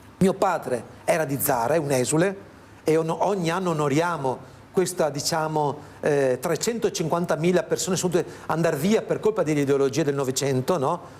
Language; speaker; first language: Italian; native; Italian